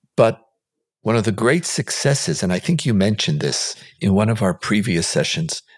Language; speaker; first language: English; non-native, fluent; Hebrew